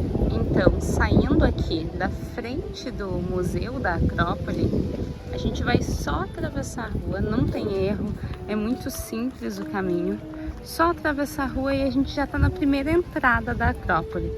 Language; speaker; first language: Portuguese; native; Portuguese